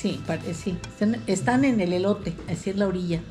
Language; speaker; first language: Spanish; native; Spanish